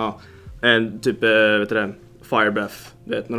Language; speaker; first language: Swedish; early bilingual, other home language; Lithuanian